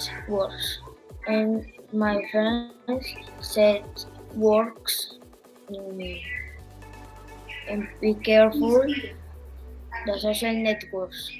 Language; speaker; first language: English; non-native, learner; Spanish